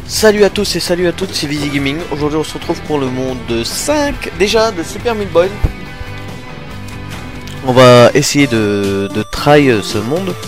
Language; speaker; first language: French; native; French